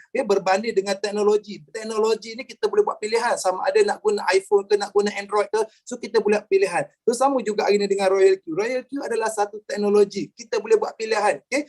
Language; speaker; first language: Malay; native; Malay